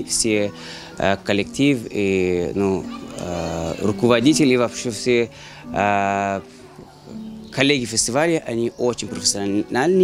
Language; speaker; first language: Russian; non-native, learner; Persian